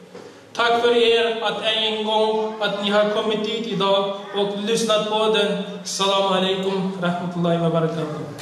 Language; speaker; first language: Swedish; non-native, fluent; Uyghur